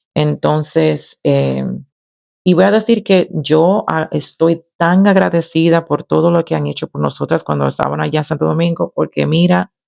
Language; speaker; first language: Spanish; early bilingual, other home language; English